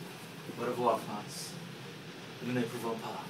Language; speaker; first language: French; non-native, learner; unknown